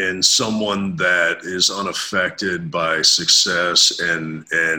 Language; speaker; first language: English; native; English